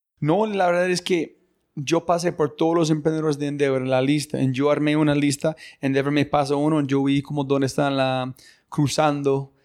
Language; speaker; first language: Spanish; non-native, fluent; English